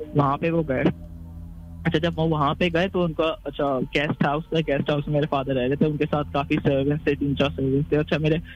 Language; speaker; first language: Urdu; native; Urdu